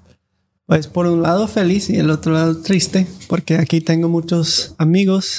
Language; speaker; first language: Spanish; non-native, fluent; English